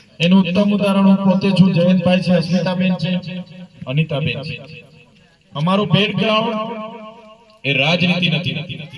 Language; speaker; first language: Gujarati; non-native, local second language; Vasavi